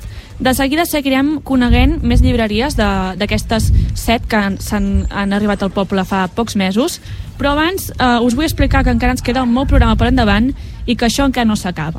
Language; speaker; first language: Catalan; native; Catalan